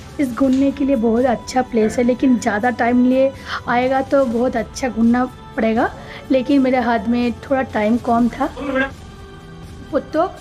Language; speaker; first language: Hindi; non-native, local second language; Bangla